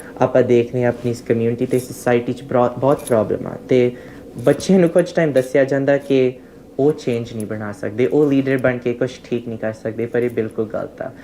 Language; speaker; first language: Punjabi; early bilingual, heritage; Punjabi